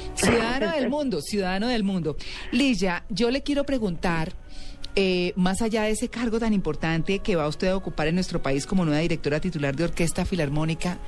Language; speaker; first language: Spanish; native; Spanish